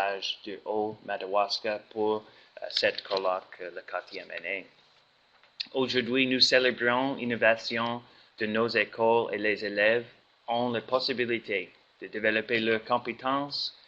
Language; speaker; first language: French; non-native, learner; English